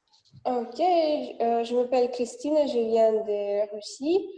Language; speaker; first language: French; non-native, learner; Russian